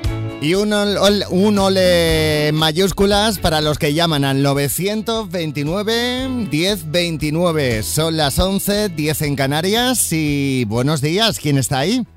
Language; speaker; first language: Spanish; native; Spanish